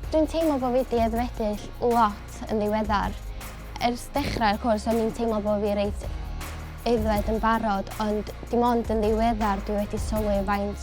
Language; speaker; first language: Welsh; native; Welsh